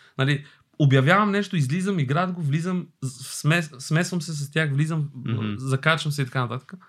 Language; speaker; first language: Bulgarian; early bilingual, other home language; Albanian